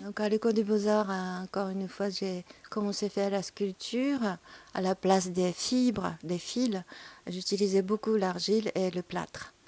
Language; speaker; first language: French; non-native, fluent; Japanese